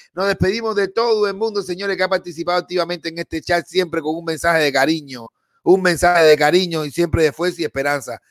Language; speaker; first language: Spanish; native; Spanish